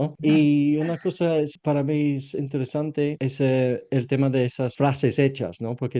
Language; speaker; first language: Spanish; non-native, learner; English